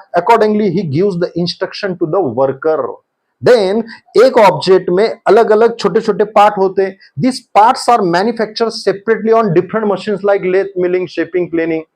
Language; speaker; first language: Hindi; non-native, local second language; Marathi